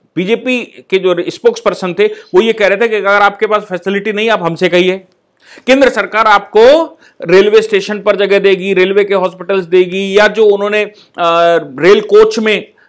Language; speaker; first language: Hindi; native; Hindi